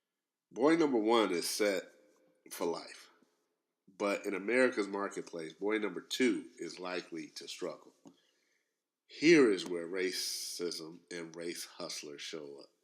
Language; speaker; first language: English; native; English